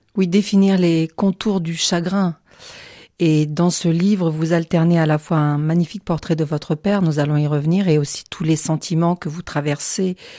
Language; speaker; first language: French; native; French